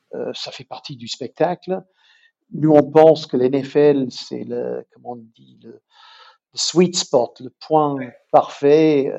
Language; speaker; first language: French; non-native, fluent; English